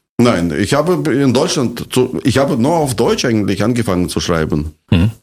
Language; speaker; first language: German; non-native, fluent; Russian